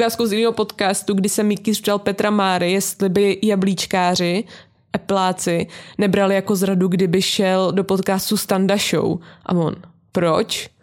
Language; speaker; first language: Czech; native; Czech